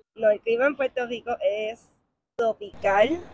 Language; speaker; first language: Spanish; native; Spanish